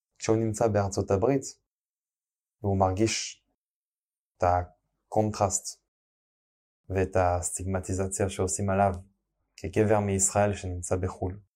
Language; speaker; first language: Hebrew; non-native, fluent; French